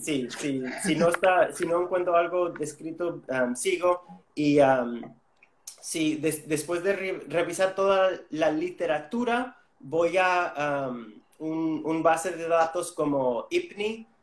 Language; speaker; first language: Spanish; non-native, fluent; English